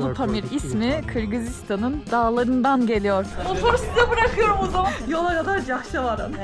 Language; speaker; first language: Turkish; native; Turkish